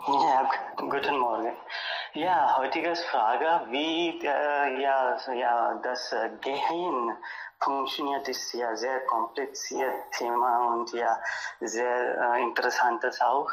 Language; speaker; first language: German; non-native, learner; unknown